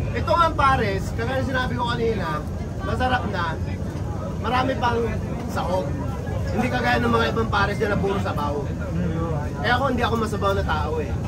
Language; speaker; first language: Filipino; native; Filipino